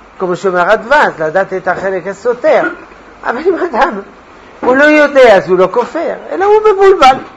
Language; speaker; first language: Hebrew; non-native, fluent; French